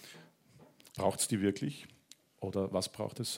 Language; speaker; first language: German; native; German